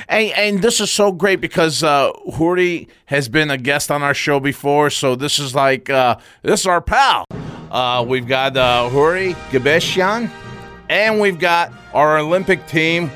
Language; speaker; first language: English; early bilingual, other home language; Armenian